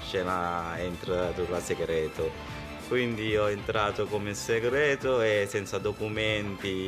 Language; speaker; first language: Italian; non-native, learner; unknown